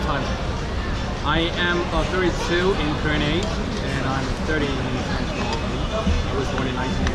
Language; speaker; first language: English; non-native, fluent; Korean